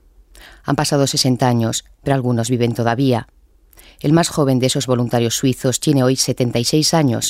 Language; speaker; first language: Spanish; native; Spanish